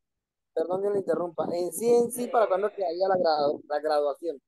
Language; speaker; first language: Spanish; native; Spanish